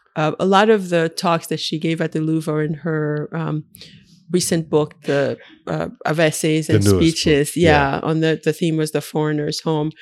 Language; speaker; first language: English; early bilingual, other home language; Haitian Creole